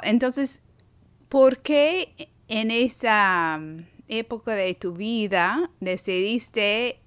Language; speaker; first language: Spanish; non-native, fluent; English